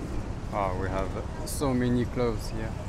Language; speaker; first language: English; non-native, fluent; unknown